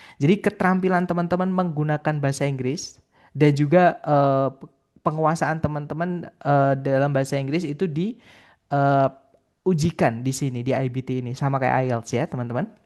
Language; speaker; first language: Indonesian; non-native, local second language; Javanese